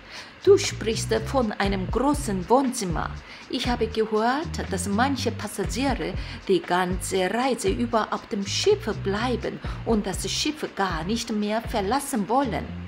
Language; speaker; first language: German; non-native, fluent; Korean